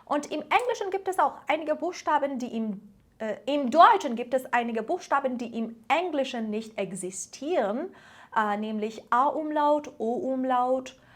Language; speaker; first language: German; non-native, fluent; Persian